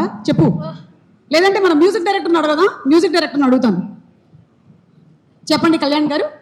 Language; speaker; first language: Telugu; native; Telugu